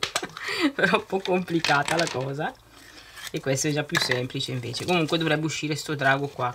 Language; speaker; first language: Italian; native; Italian